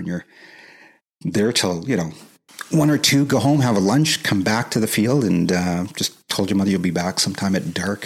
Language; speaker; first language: English; native; English